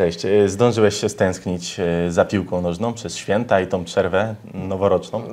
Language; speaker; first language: Polish; native; Polish